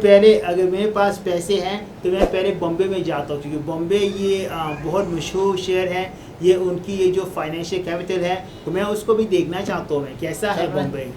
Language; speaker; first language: Hindi; non-native, learner; Arabic